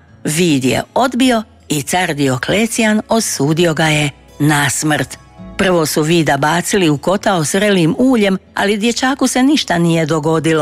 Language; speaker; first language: Croatian; native; Croatian